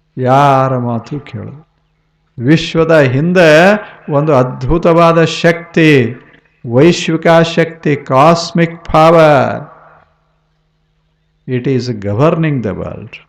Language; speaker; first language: Kannada; native; Kannada